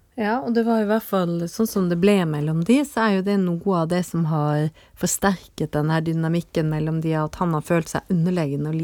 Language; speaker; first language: Norwegian; native; Norwegian